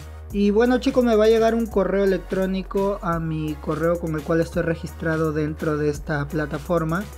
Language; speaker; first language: Spanish; native; Spanish